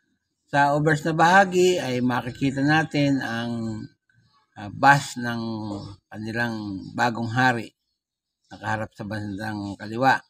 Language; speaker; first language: Filipino; native; Filipino